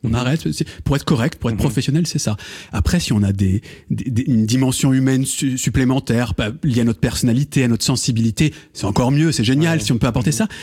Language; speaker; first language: French; native; French